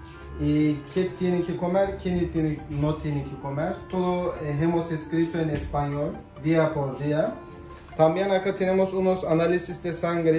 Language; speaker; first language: Spanish; non-native, fluent; Turkish